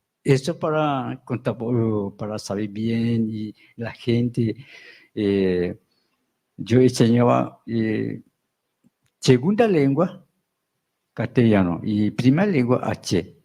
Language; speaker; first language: Spanish; non-native, local second language; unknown